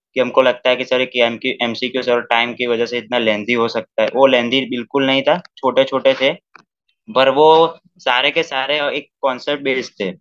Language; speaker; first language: Hindi; non-native, local second language; Gujarati